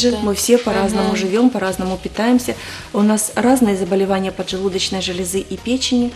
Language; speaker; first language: Russian; native; Russian